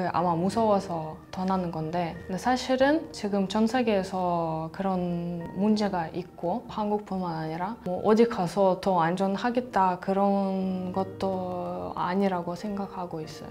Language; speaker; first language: Korean; non-native, fluent; Russian